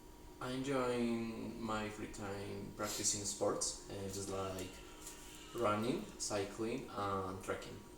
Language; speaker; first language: English; non-native, learner; Spanish